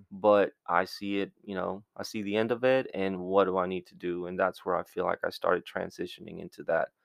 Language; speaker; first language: English; early bilingual, other home language; Spanish